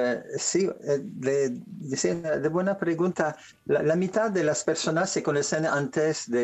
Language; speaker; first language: Spanish; non-native, learner; French